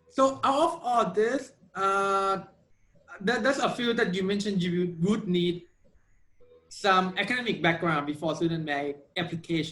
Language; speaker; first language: English; non-native, fluent; Thai